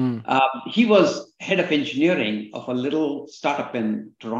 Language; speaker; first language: English; non-native, local second language; Kannada